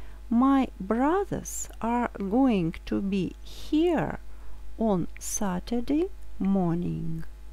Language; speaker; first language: English; non-native, fluent; Russian